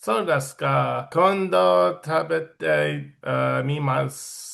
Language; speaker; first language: Japanese; non-native, learner; English